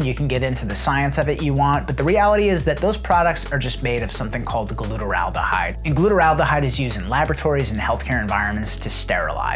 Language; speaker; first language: English; native; English